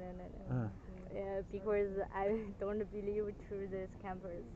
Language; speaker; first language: English; non-native, learner; Chinese